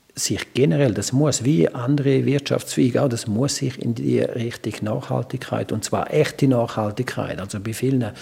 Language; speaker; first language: German; non-native, local second language; Romansh